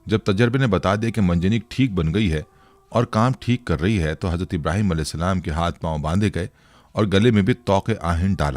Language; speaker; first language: Urdu; native; Urdu